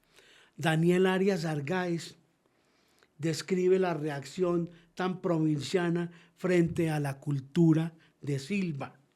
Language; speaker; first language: Spanish; native; Spanish